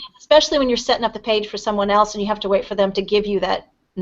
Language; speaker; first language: English; native; English